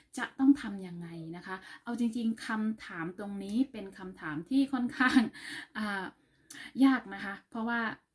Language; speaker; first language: Thai; native; Thai